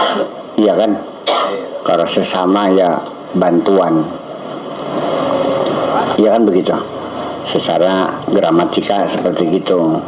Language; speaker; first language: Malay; non-native, local second language; Javanese